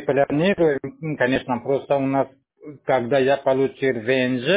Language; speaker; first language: Russian; non-native, local second language; Tajik